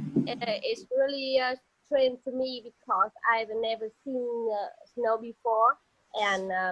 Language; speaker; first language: English; non-native, learner; Vietnamese